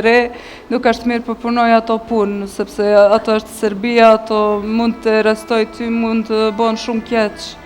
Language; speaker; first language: Albanian; non-native, learner; Bosnian